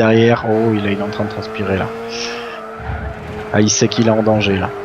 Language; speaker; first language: French; native; French